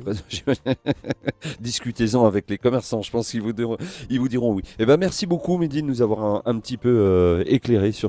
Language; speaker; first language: French; native; French